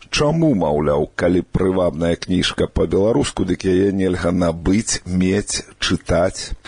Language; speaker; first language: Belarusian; native; Belarusian